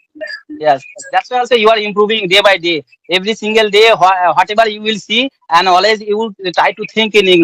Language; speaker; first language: English; non-native, learner; Bangla